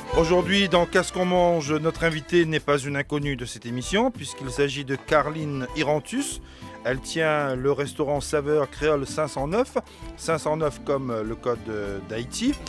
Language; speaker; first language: French; native; French